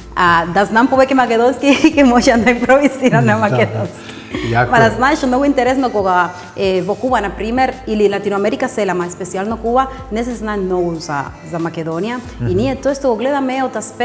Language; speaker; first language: Macedonian; non-native, fluent; Spanish